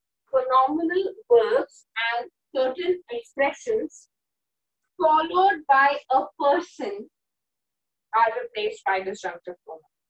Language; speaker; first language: English; non-native, local second language; Hindi